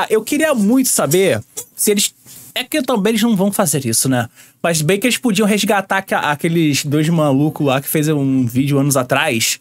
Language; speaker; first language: Portuguese; native; Portuguese